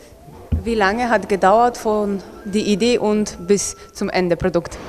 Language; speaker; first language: German; non-native, learner; Slovenian